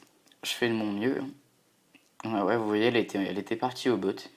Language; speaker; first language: French; native; French